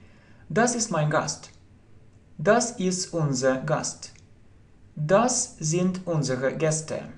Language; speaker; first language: German; non-native, fluent; Russian